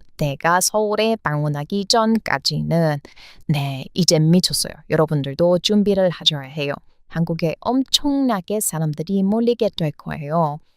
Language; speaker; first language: Korean; non-native, fluent; English